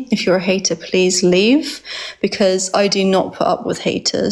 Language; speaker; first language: English; early bilingual, other home language; Georgian